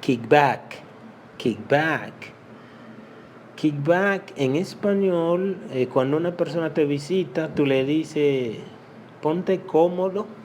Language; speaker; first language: Spanish; non-native, local second language; Haitian Creole